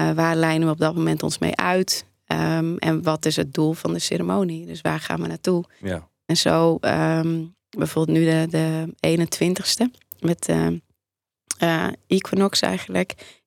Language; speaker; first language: Dutch; native; Dutch